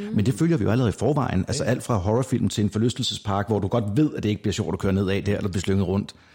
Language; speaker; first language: Danish; native; Danish